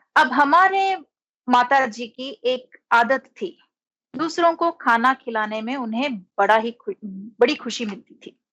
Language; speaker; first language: Hindi; non-native, local second language; Telugu